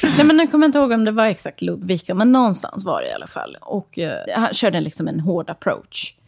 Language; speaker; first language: Swedish; early bilingual, other home language; Serbian